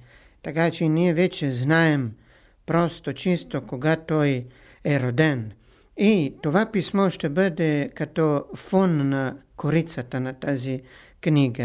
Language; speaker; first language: Bulgarian; non-native, fluent; Italian